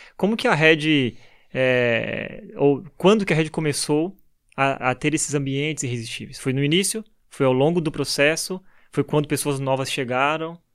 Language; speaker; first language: Portuguese; native; Portuguese